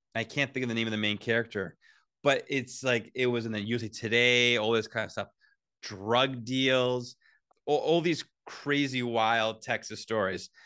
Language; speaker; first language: English; native; English